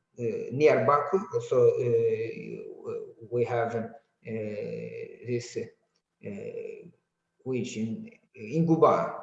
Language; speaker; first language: English; non-native, learner; Azerbaijani